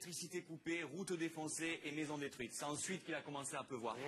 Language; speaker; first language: French; native; French